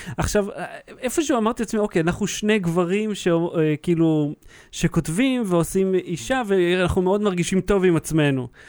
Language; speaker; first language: Hebrew; early bilingual, other home language; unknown